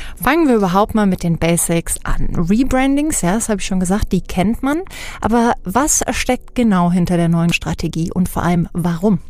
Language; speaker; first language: German; native; German